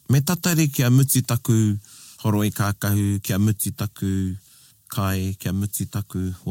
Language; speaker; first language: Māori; non-native, local second language; English